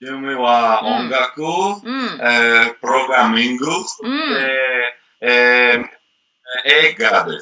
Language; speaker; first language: Japanese; non-native, learner; Greek